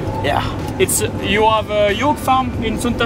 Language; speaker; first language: English; non-native, learner; French